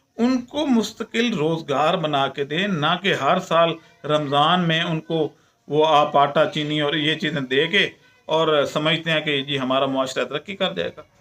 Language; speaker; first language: Urdu; non-native, local second language; Punjabi